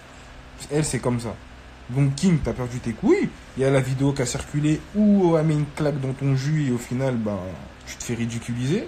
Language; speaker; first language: French; native; French